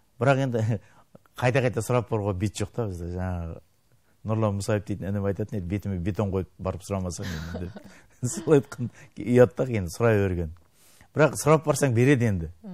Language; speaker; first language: Kazakh; native; Kazakh